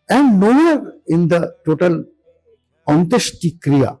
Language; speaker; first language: English; non-native, local second language; Bangla